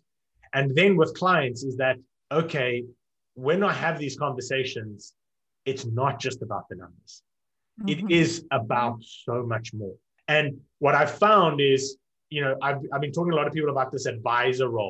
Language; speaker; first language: English; native; English